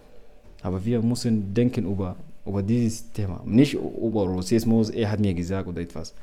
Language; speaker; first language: German; non-native, learner; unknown